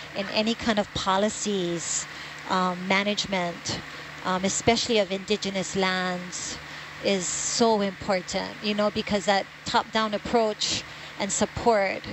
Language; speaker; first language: English; native; English